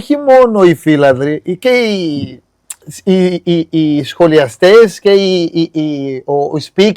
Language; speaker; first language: Greek; non-native, fluent; Portuguese